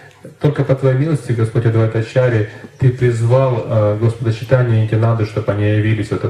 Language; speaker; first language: Russian; native; Russian